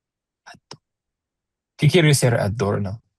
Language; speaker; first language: Spanish; non-native, learner; English